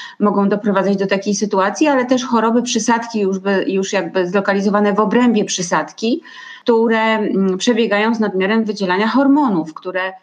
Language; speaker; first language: Polish; native; Polish